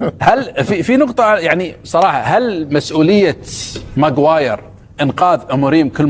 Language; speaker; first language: Arabic; native; Arabic